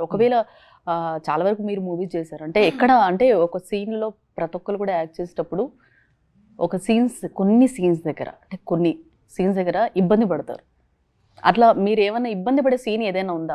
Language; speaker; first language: Telugu; native; Telugu